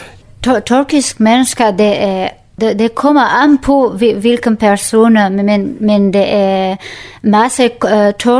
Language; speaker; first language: Danish; non-native, learner; Kurdish